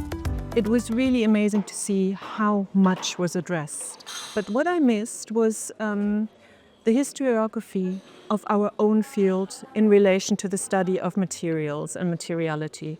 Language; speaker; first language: English; non-native, fluent; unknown